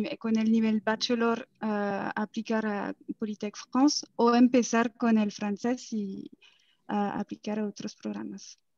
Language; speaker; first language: Spanish; non-native, fluent; French